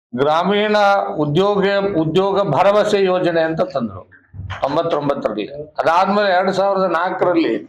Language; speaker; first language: Kannada; native; Kannada